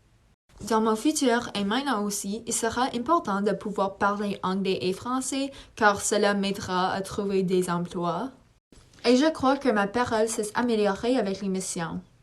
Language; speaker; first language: French; non-native, learner; English